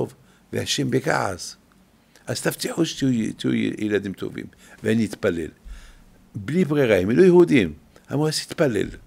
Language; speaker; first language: Hebrew; non-native, fluent; French